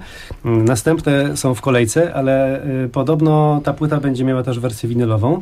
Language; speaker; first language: Polish; native; Polish